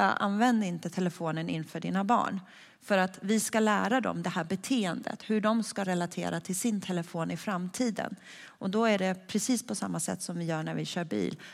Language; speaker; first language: Swedish; early bilingual, other home language; Persian